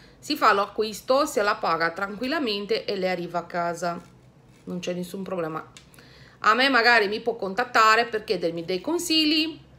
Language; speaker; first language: Italian; non-native, fluent; Romanian